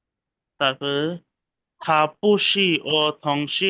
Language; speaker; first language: Chinese; non-native, learner; Bangla